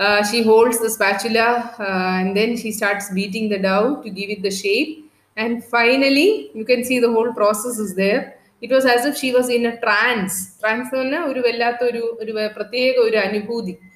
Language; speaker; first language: English; non-native, local second language; Malayalam